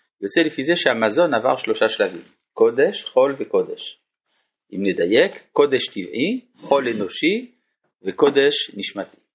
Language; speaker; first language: Hebrew; non-native, fluent; French